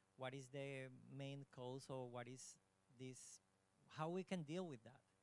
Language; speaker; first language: English; non-native, learner; Spanish